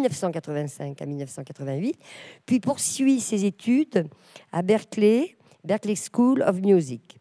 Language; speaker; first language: French; native; French